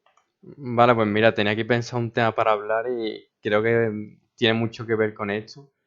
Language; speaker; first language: Spanish; native; Spanish